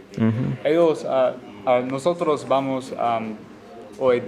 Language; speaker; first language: Spanish; non-native, learner; English